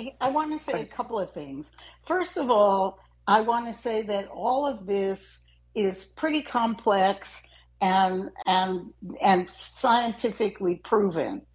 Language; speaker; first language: English; native; English